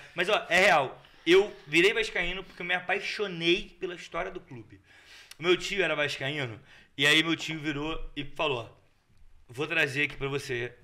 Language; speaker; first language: Portuguese; native; Portuguese